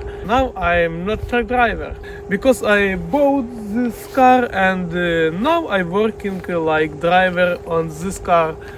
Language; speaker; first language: English; non-native, learner; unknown